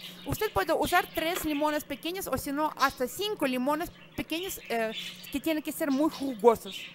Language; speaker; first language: Spanish; non-native, fluent; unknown